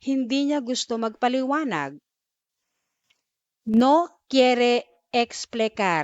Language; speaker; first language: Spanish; non-native, fluent; Filipino